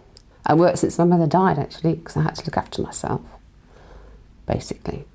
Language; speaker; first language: English; native; English